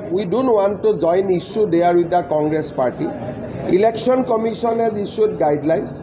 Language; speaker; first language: English; non-native, local second language; Assamese